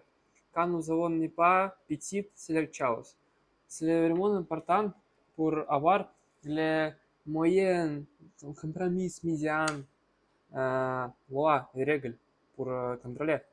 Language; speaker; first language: French; non-native, learner; Russian